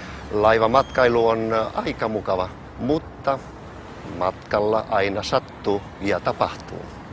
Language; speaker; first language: Finnish; non-native, fluent; Spanish